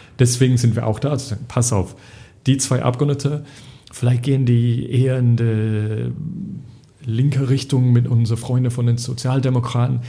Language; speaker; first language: German; non-native, fluent; English